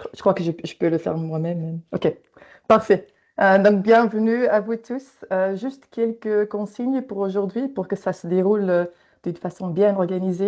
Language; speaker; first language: French; native; French